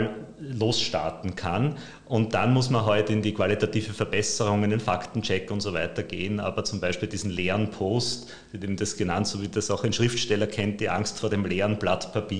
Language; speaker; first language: German; native; German